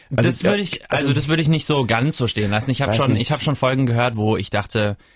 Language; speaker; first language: German; native; German